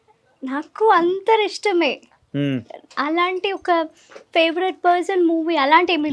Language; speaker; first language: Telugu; non-native, learner; Malayalam